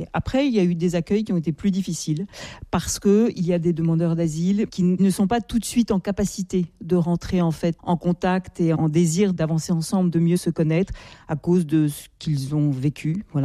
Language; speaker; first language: French; native; French